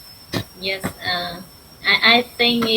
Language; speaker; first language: English; non-native, learner; Vietnamese